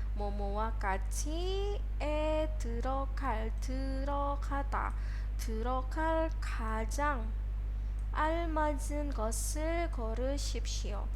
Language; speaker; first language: Korean; non-native, fluent; Indonesian